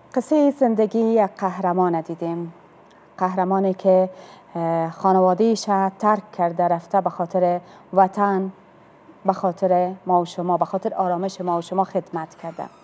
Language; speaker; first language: Persian; native; Persian